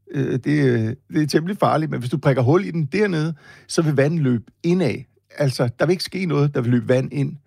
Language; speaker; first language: Danish; native; Danish